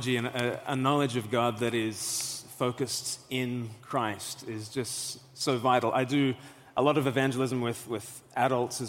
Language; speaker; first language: English; native; English